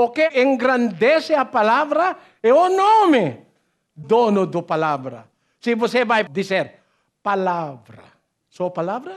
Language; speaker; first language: Portuguese; non-native, learner; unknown